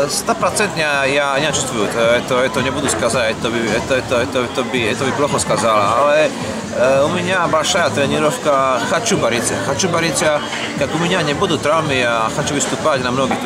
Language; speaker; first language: Russian; non-native, learner; Slovak